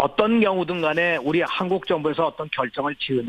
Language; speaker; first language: Korean; native; Korean